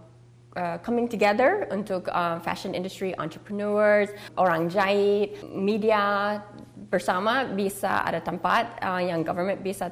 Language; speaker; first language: Indonesian; early bilingual, heritage; English